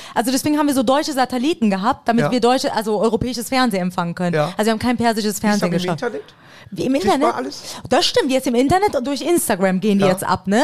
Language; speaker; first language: German; early bilingual, other home language; Persian